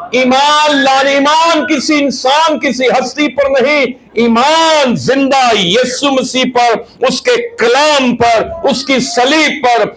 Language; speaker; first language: Urdu; non-native, local second language; Punjabi